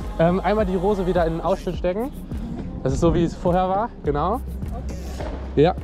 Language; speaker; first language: German; native; German